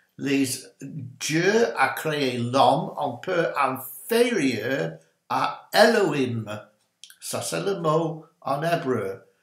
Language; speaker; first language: French; non-native, learner; English